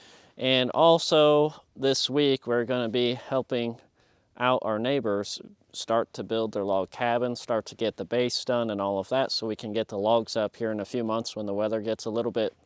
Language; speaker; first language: English; native; English